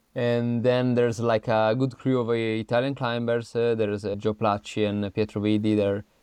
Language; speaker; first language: English; non-native, fluent; Italian